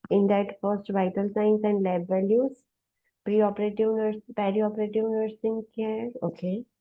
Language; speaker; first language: English; non-native, local second language; Gujarati